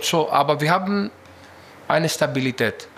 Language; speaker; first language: German; non-native, learner; Greek